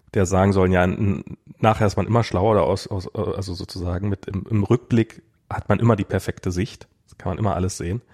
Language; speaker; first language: German; native; German